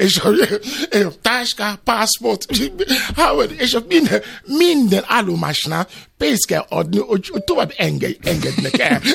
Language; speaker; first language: Hungarian; non-native, fluent; Yoruba